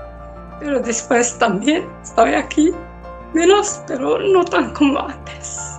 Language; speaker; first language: Spanish; non-native, learner; Arabic